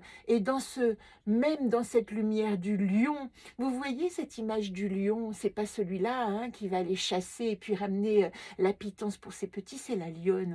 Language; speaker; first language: French; native; French